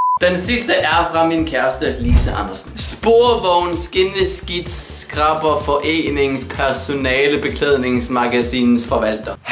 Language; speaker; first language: Danish; native; Danish